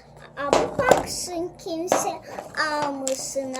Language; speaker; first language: Turkish; non-native, learner; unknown